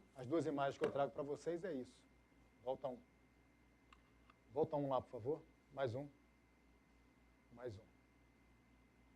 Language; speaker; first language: Portuguese; native; Portuguese